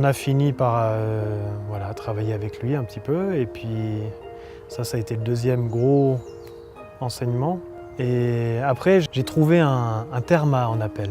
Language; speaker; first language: French; native; French